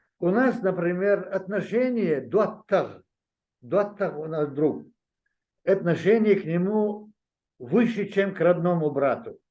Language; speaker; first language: Russian; non-native, local second language; Chechen